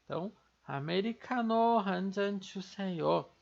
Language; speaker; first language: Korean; non-native, fluent; Portuguese